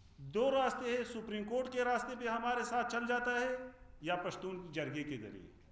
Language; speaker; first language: Urdu; non-native, fluent; Pashto